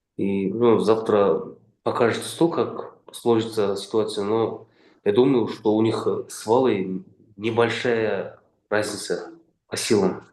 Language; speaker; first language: Russian; non-native, local second language; Kazakh